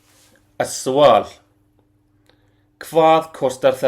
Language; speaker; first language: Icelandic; non-native, fluent; Arabic